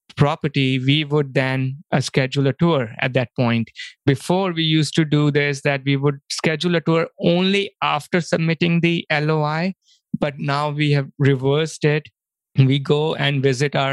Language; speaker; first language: English; non-native, local second language; Hindi